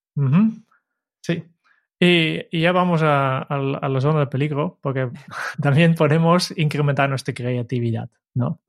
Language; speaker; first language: Spanish; non-native, fluent; Dutch